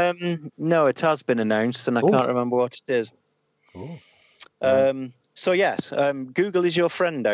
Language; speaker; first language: English; native; English